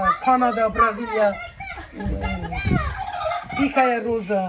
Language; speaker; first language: Russian; non-native, learner; Azerbaijani